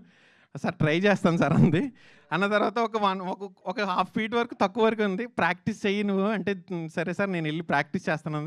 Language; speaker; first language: Telugu; native; Telugu